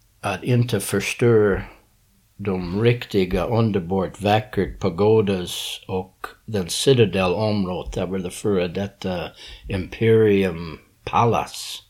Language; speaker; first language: Swedish; early bilingual, heritage; English